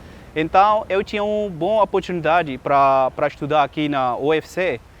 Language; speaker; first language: Portuguese; non-native, learner; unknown